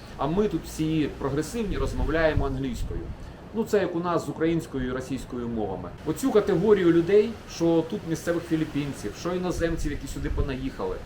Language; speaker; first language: Ukrainian; non-native, local second language; Russian